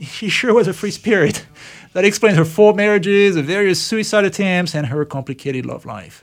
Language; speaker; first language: English; non-native, fluent; French